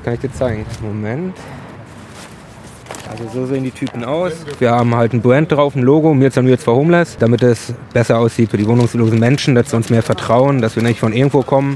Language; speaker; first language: German; native; German